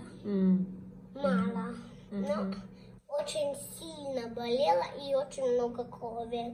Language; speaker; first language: Russian; early bilingual, heritage; Russian